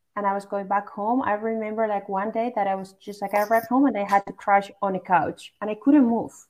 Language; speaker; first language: English; non-native, fluent; Basque